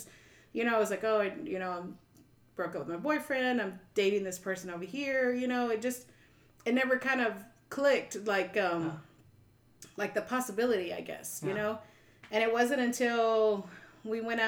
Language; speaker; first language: English; native; English